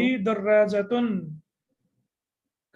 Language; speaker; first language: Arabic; non-native, fluent; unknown